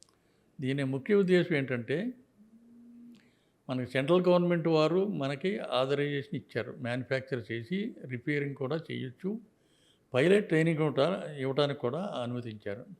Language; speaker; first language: Telugu; native; Telugu